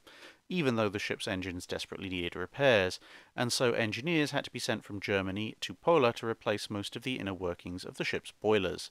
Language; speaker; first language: English; native; English